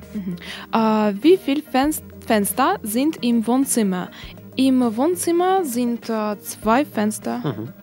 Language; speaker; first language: German; non-native, learner; Russian